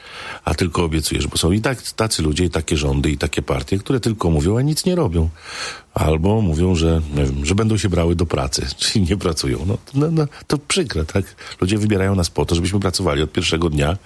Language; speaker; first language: Polish; native; Polish